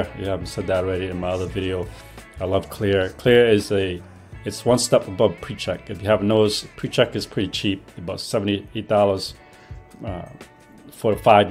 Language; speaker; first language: English; native; English